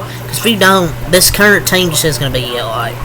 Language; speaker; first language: English; native; English